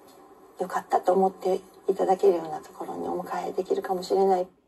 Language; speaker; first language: Japanese; native; Japanese